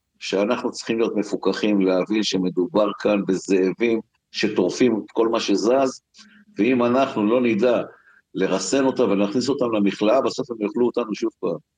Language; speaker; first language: Hebrew; native; Hebrew